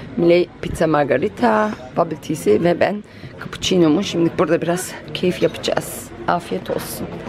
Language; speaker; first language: Turkish; early bilingual, heritage; Turkish